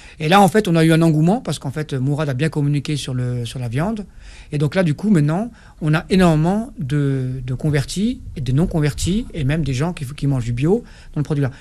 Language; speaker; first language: French; non-native, local second language; Kabyle